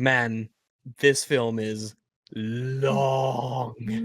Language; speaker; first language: English; native; English